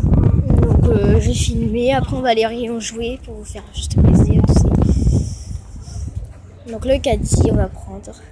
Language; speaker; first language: French; native; French